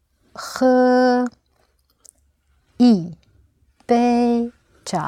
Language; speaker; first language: Chinese; non-native, learner; English